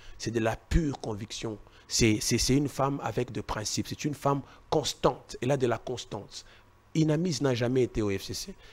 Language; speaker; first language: French; non-native, local second language; Luba-Lulua